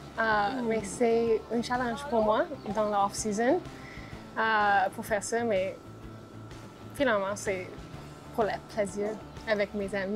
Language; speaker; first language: French; non-native, learner; English